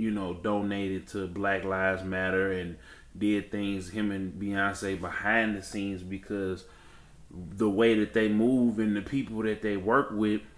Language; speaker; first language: English; native; English